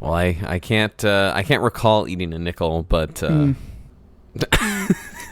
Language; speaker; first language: English; native; English